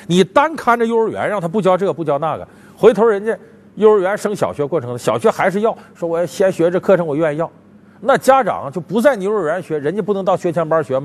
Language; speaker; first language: Chinese; native; Chinese